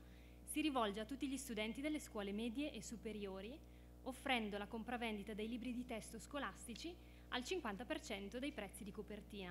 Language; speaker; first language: Italian; native; Italian